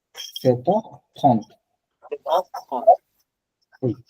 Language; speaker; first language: French; non-native, fluent; Bangla